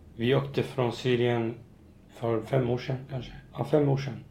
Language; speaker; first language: Swedish; non-native, fluent; Arabic